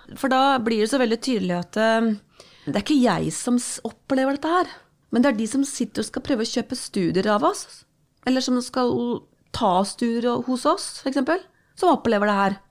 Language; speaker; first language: Norwegian; native; Norwegian